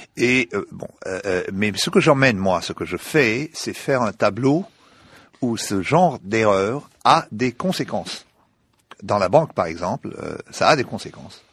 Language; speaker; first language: French; non-native, local second language; Arabic